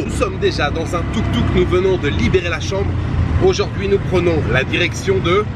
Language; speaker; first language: French; native; French